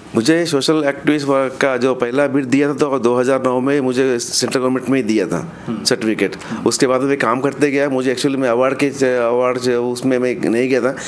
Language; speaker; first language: Hindi; non-native, local second language; Urdu